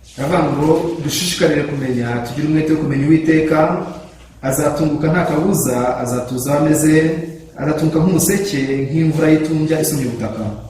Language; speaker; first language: Kinyarwanda; native; Kinyarwanda